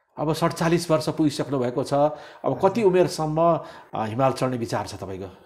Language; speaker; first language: Nepali; native; Nepali